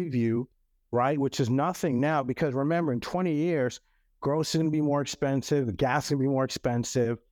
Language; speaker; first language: English; non-native, local second language; French